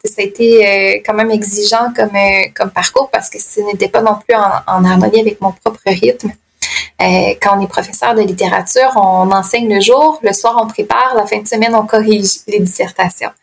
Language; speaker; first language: French; native; French